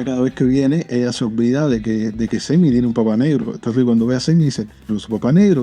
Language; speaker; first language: Spanish; native; Spanish